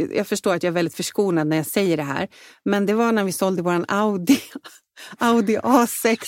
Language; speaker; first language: Swedish; native; Swedish